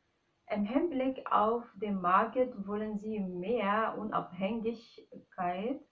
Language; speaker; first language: German; non-native, fluent; Arabic